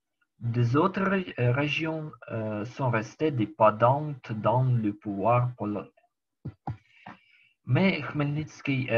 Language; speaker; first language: French; non-native, learner; Ukrainian